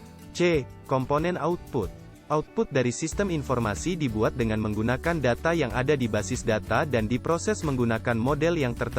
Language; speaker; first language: Indonesian; native; Indonesian